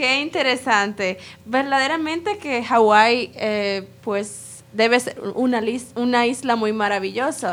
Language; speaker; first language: Spanish; non-native, learner; English